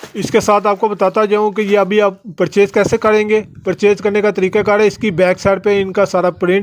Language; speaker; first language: Hindi; non-native, local second language; Punjabi